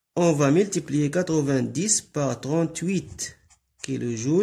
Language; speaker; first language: French; non-native, local second language; Arabic